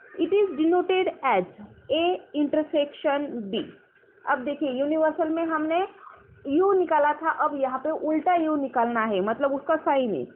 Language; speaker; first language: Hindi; non-native, local second language; Marathi